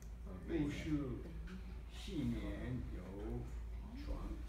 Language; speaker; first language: Chinese; non-native, learner; English